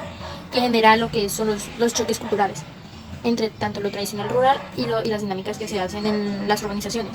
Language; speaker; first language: Spanish; native; Spanish